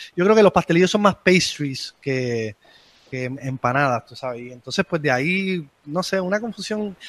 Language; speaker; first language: Spanish; native; Spanish